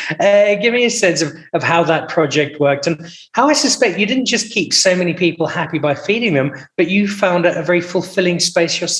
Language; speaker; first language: English; native; English